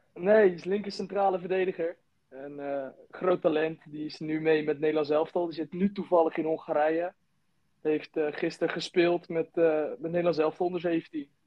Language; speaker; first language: Dutch; native; Dutch